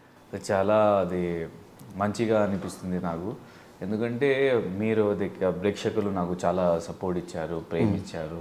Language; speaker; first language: Telugu; non-native, learner; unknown